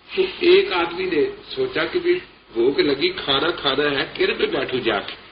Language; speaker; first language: Urdu; non-native, local second language; Punjabi